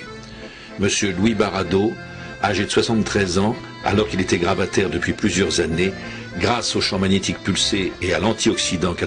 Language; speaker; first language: French; native; French